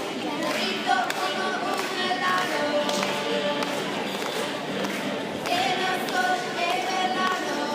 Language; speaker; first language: Spanish; non-native, learner; English